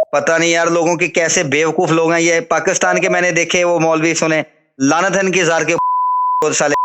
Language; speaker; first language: Urdu; non-native, local second language; Punjabi